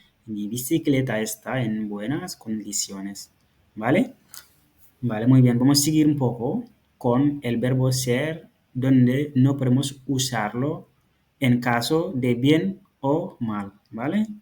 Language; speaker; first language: Spanish; non-native, fluent; Fula